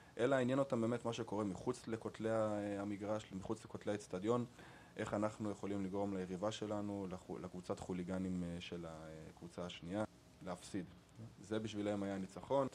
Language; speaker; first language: Hebrew; native; Hebrew